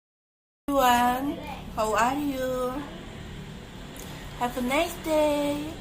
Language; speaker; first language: English; non-native, learner; Indonesian